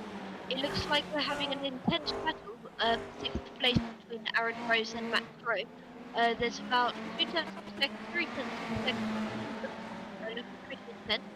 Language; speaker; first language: English; native; English